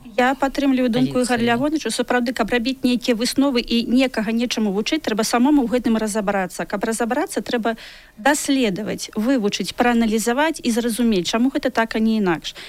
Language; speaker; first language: Belarusian; native; Belarusian